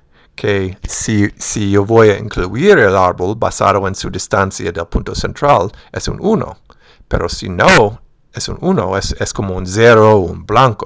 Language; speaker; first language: Spanish; non-native, fluent; English